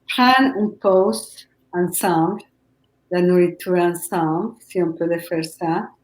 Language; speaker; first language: French; non-native, fluent; Spanish